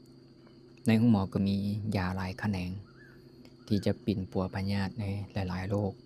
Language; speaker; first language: Thai; non-native, local second language; Northeastern Thai